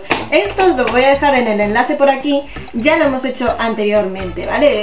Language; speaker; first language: Spanish; native; Spanish